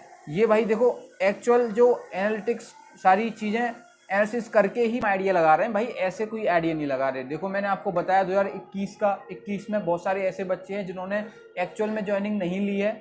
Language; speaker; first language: Hindi; native; Hindi